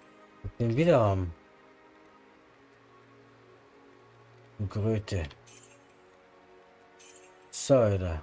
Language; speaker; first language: German; native; German